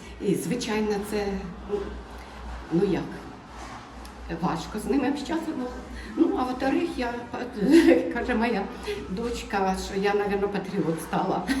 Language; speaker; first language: Ukrainian; non-native, local second language; Russian